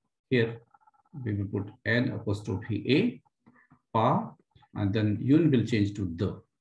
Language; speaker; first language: English; non-native, local second language; Hindi